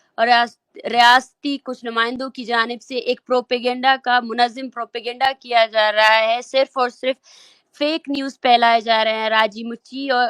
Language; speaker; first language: Urdu; non-native, local second language; Baluchi